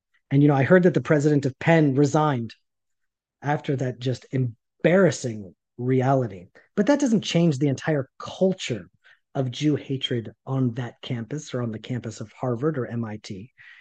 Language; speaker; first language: English; native; English